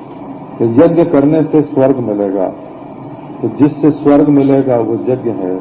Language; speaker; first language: Hindi; native; Hindi